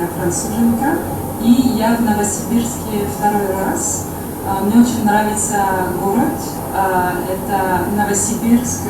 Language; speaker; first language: Russian; non-native, fluent; French